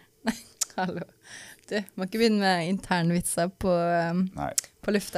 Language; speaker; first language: Norwegian; native; Norwegian